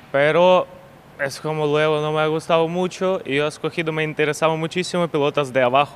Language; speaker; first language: Spanish; non-native, learner; Ukrainian